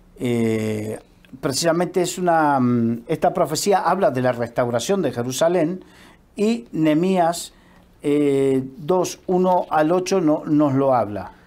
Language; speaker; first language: Spanish; native; Spanish